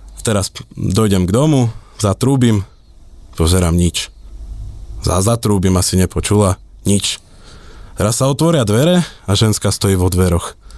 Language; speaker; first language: Slovak; native; Slovak